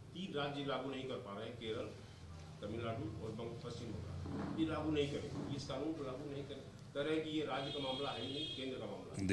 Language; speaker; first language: Hindi; native; Hindi